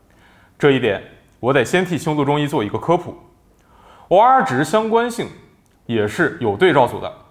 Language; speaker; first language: Chinese; native; Chinese